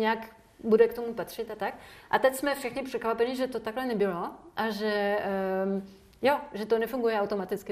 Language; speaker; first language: Czech; non-native, fluent; French